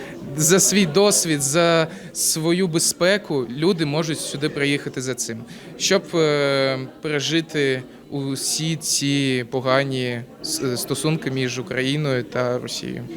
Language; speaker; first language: Ukrainian; non-native, local second language; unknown